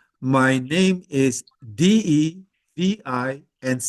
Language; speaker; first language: English; non-native, fluent; Indonesian